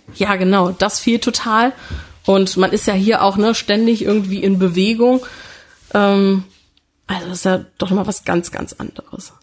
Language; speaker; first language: German; early bilingual, other home language; Italian